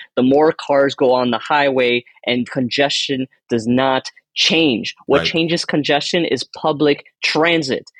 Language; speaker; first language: English; early bilingual, other home language; Spanish